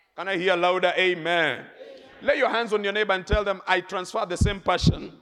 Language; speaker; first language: English; non-native, local second language; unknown